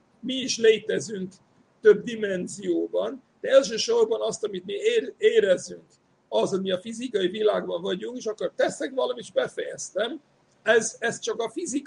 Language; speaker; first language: Hungarian; non-native, fluent; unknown